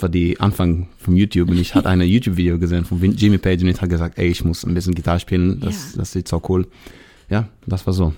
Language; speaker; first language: German; non-native, fluent; Hebrew